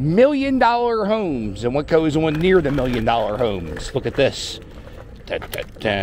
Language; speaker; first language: English; native; English